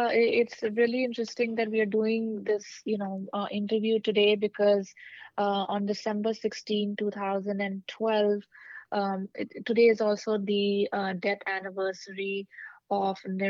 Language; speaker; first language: English; non-native, local second language; Hindi